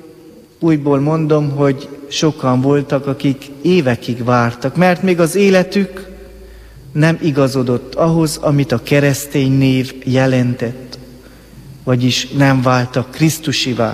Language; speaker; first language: Hungarian; native; Hungarian